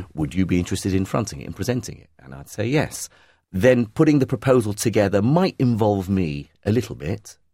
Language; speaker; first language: English; early bilingual, other home language; Arabic